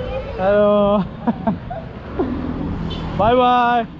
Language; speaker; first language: English; non-native, learner; Turkish